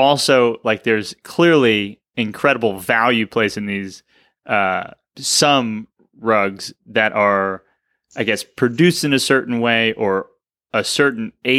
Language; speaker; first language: English; native; English